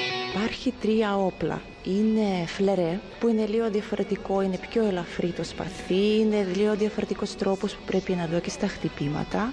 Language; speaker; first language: Greek; non-native, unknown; Ukrainian